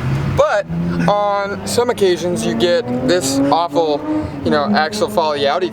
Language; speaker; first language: English; native; English